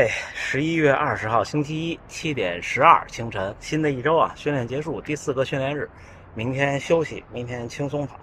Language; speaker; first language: Chinese; native; Chinese